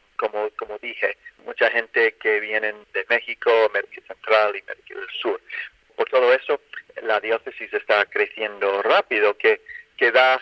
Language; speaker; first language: Spanish; non-native, fluent; English